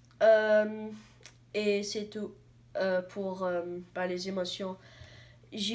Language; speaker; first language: French; non-native, learner; English